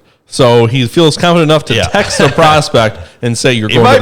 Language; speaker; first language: English; native; English